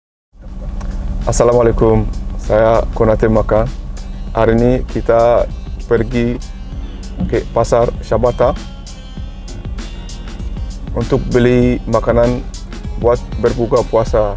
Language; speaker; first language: Indonesian; non-native, learner; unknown